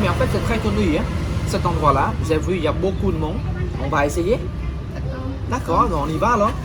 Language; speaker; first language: French; non-native, fluent; Khmer